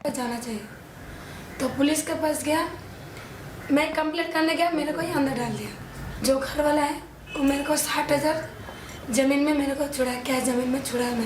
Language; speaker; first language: Hindi; non-native, fluent; Bangla